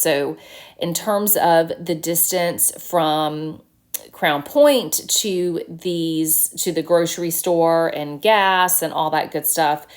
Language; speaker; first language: English; native; English